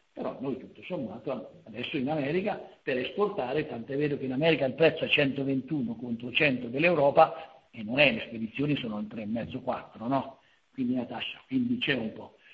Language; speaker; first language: Italian; native; Italian